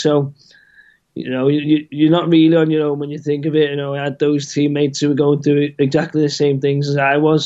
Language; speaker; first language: English; native; English